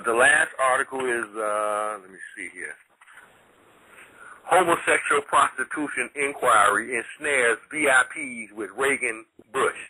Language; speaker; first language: English; native; English